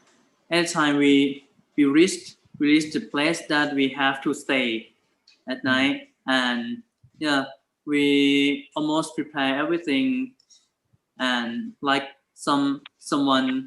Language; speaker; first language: English; non-native, learner; Thai